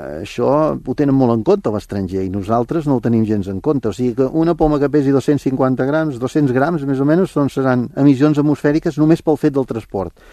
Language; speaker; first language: Catalan; native; Catalan